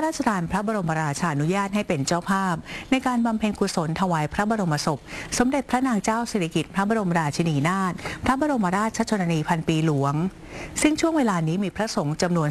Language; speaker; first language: Thai; native; Thai